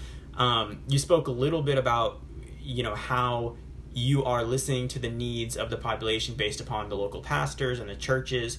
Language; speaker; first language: English; native; English